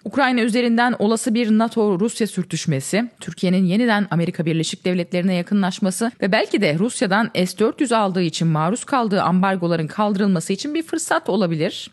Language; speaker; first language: Turkish; native; Turkish